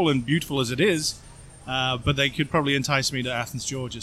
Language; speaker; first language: English; native; English